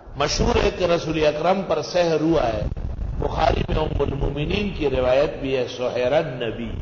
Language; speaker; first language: Urdu; non-native, local second language; Pashto